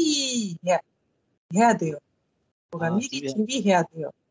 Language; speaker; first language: Korean; non-native, learner; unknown